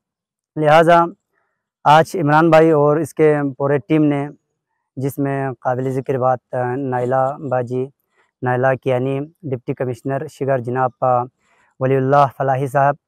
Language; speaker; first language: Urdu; non-native, local second language; Balti